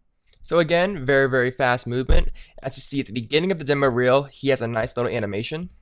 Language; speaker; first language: English; native; English